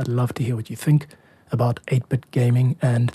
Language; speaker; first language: English; native; English